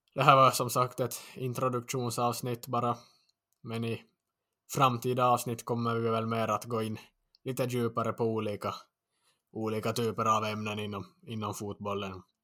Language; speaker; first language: Swedish; native; Swedish